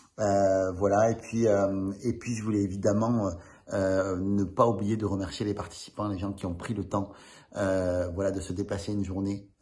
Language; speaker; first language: French; native; French